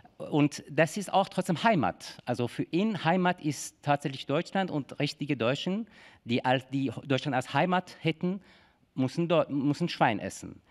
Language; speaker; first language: German; non-native, fluent; Persian